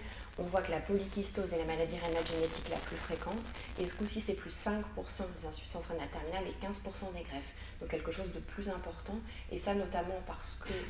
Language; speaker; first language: French; native; French